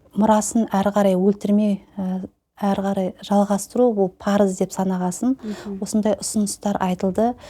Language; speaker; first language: Kazakh; native; Kazakh